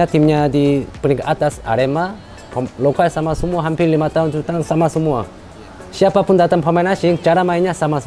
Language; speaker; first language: Indonesian; non-native, fluent; Korean